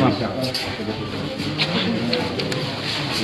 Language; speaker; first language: Hindi; native; Hindi